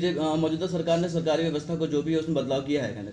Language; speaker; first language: Hindi; native; Hindi